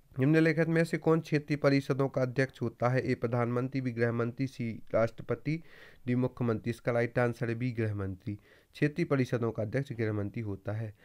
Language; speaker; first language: Hindi; native; Hindi